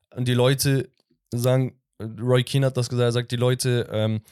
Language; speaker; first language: German; early bilingual, other home language; Turkish